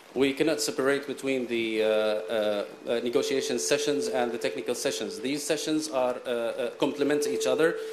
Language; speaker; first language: English; non-native, fluent; Arabic